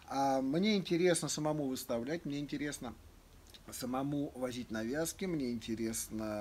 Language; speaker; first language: Russian; native; Russian